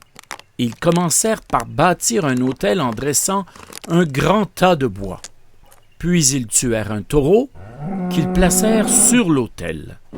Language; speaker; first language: French; native; French